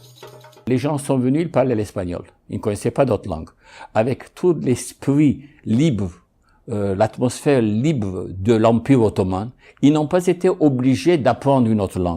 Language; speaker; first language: French; non-native, fluent; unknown